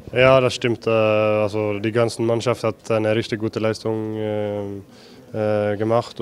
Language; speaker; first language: German; non-native, fluent; Norwegian